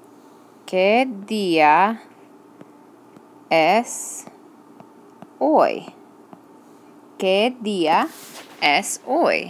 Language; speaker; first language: Spanish; non-native, fluent; English